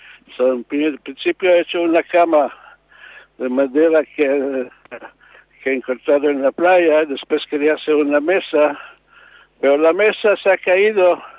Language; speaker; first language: Spanish; non-native, learner; Hebrew